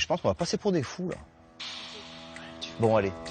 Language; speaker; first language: French; native; French